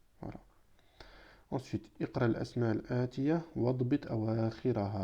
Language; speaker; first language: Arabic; non-native, fluent; French